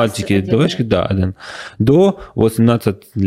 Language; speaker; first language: Russian; non-native, learner; Persian